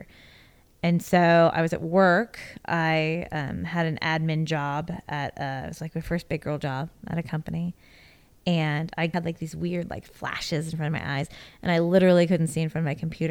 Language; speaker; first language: English; native; English